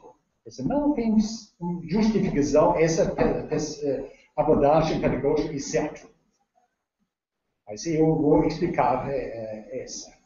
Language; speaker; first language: Portuguese; non-native, learner; Danish